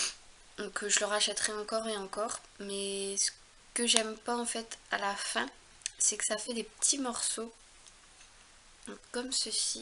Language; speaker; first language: French; native; French